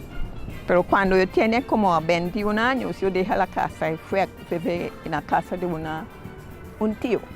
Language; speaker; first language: Spanish; non-native, learner; English